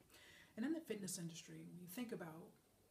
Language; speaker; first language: English; native; English